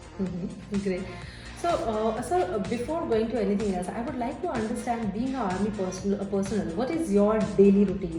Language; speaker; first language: English; non-native, local second language; Hindi